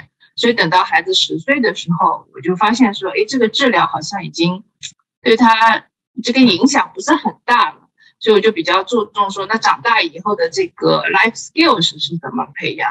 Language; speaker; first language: Chinese; native; Chinese